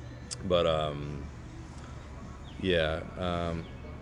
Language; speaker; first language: English; native; English